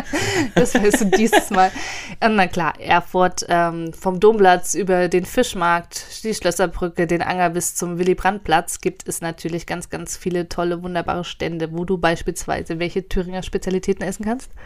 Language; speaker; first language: German; native; German